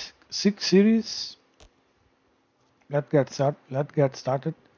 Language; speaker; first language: English; non-native, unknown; Portuguese